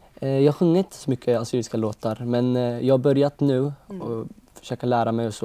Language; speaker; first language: Swedish; early bilingual, other home language; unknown